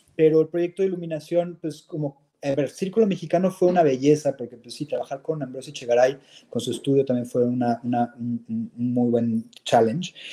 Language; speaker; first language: Spanish; native; Spanish